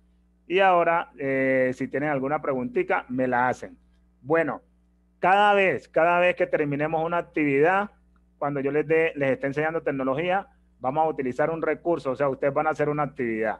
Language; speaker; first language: Spanish; native; Spanish